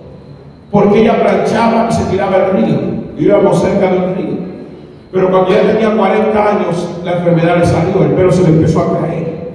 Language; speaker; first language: Spanish; native; Spanish